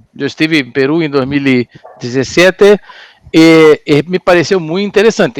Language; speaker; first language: Spanish; non-native, learner; Portuguese